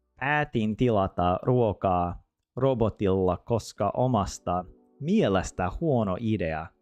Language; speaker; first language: Finnish; non-native, learner; English